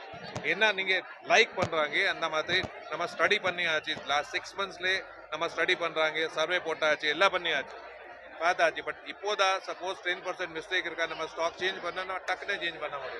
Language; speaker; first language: Tamil; non-native, learner; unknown